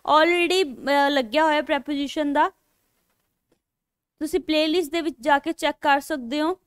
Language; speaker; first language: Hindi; non-native, local second language; Punjabi